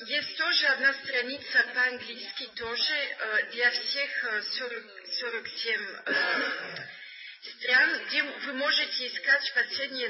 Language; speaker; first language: Russian; non-native, learner; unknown